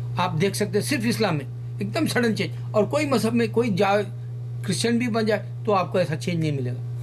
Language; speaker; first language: Urdu; native; Urdu